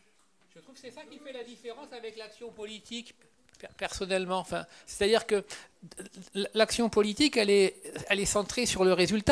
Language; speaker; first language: French; native; French